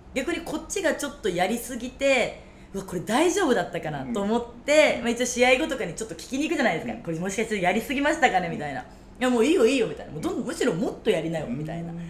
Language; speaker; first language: Japanese; native; Japanese